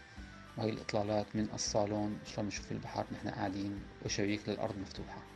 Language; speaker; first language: Arabic; native; Arabic